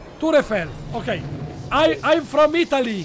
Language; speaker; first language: English; non-native, learner; Italian